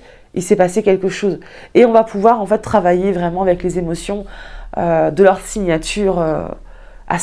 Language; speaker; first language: French; native; French